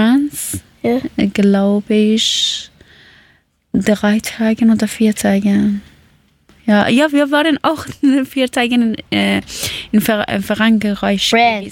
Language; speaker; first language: German; non-native, learner; Persian